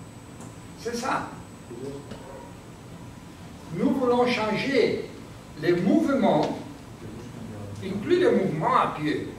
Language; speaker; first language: French; non-native, learner; Spanish